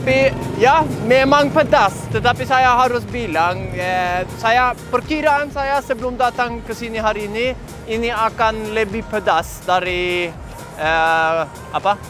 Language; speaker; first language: Indonesian; non-native, fluent; Norwegian